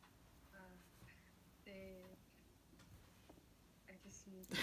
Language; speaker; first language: Korean; native; Korean